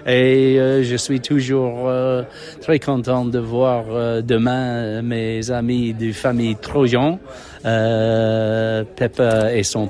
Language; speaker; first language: French; non-native, fluent; English